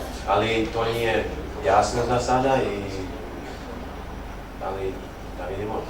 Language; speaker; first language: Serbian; non-native, local second language; Albanian